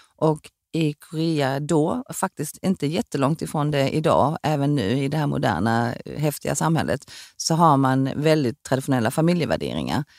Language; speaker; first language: Swedish; early bilingual, other home language; Korean